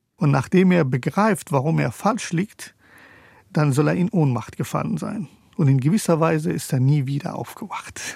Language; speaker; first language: German; early bilingual, other home language; Persian